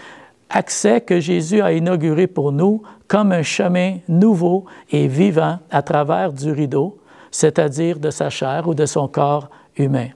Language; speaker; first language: French; native; French